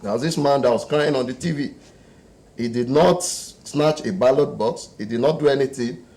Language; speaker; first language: English; non-native, local second language; Yoruba